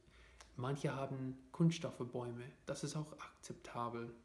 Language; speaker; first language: German; non-native, fluent; English